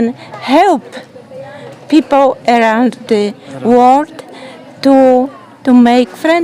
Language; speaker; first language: English; non-native, learner; Polish